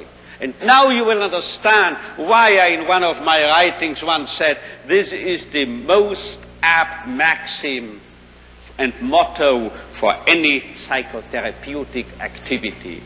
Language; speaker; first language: English; non-native, fluent; German